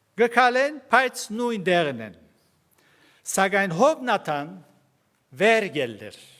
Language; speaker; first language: Armenian; early bilingual, heritage; Armenian